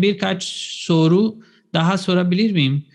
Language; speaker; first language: Turkish; non-native, fluent; Urdu